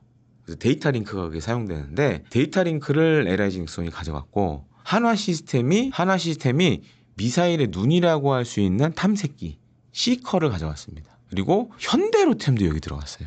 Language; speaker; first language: Korean; native; Korean